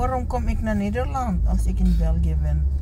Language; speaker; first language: Dutch; non-native, learner; Filipino